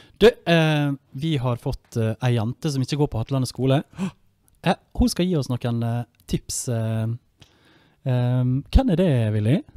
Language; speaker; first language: Norwegian; native; Norwegian